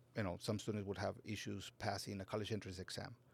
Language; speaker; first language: English; native; English